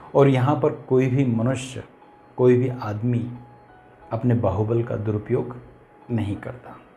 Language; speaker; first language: Hindi; native; Hindi